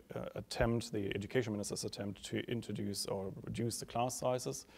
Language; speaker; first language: English; non-native, fluent; German